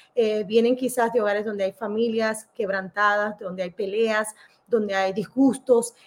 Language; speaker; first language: Spanish; early bilingual, heritage; Spanish